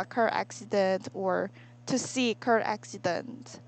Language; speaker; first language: English; non-native, learner; Korean